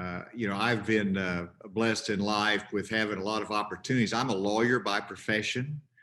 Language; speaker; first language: English; native; English